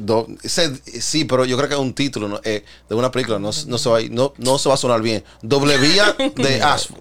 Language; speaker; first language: Spanish; early bilingual, heritage; Spanish